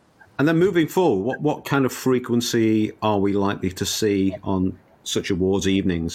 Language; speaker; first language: English; native; English